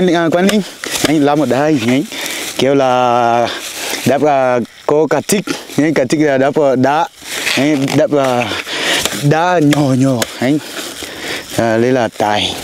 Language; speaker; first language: Vietnamese; non-native, learner; Portuguese